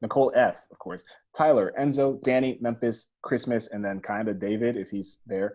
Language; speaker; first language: English; native; English